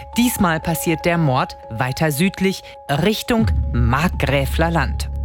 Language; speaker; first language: German; native; German